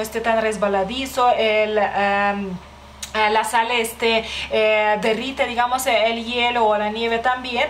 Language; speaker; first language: Spanish; non-native, fluent; Lithuanian